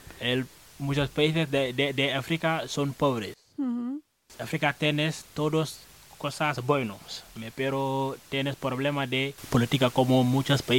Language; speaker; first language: Spanish; non-native, learner; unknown